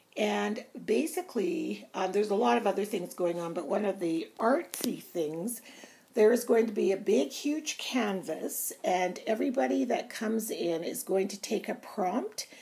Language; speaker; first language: English; native; English